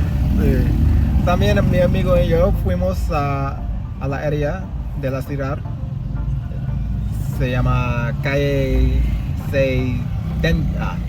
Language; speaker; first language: Spanish; non-native, learner; English